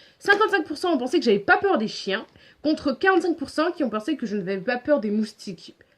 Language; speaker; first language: French; native; French